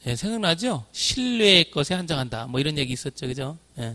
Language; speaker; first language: Korean; native; Korean